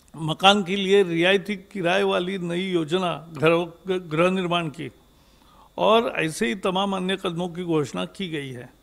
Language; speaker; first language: Hindi; non-native, local second language; Marathi